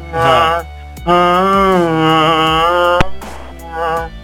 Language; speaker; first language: Hindi; native; Hindi